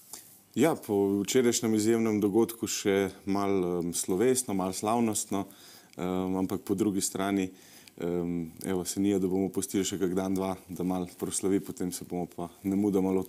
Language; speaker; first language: Slovenian; native; Slovenian